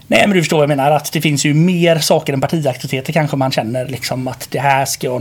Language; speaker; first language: Swedish; native; Swedish